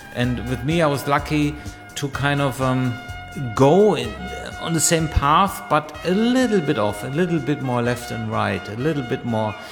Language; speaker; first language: English; non-native, fluent; German